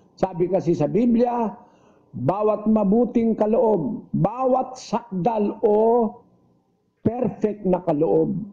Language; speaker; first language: Filipino; native; Filipino